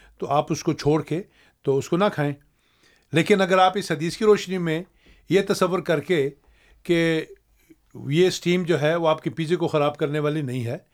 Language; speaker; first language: Urdu; native; Urdu